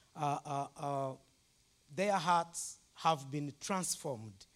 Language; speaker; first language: English; non-native, local second language; Kinyarwanda